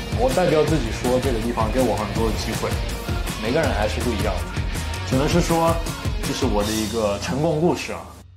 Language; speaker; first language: Chinese; non-native, fluent; Italian